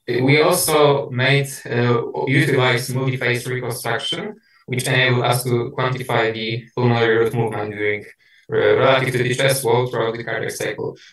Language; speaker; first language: English; non-native, fluent; Polish